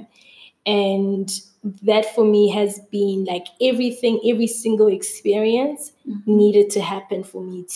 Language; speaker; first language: English; early bilingual, other home language; Zulu